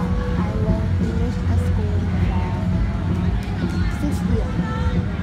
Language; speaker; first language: English; non-native, learner; Vietnamese